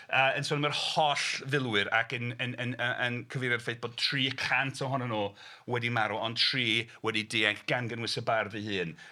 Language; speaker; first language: Welsh; non-native, fluent; English